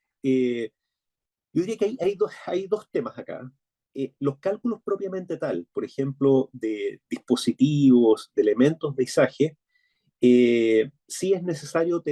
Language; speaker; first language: Spanish; native; Spanish